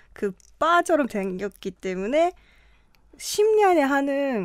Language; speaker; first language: Korean; non-native, fluent; Japanese